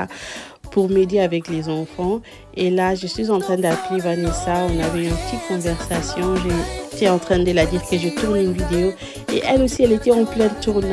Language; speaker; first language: French; non-native, local second language; Lingala